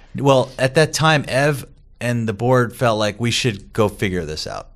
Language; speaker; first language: English; native; English